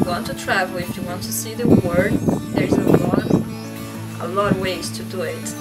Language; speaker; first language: English; non-native, fluent; Portuguese